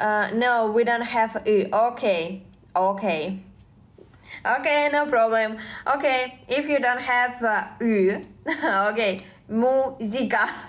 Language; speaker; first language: English; non-native, learner; Russian